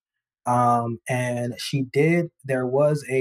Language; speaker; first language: English; native; English